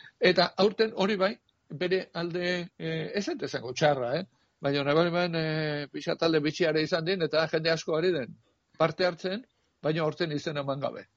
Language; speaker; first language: Basque; native; Basque